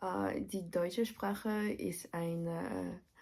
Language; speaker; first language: German; non-native, learner; French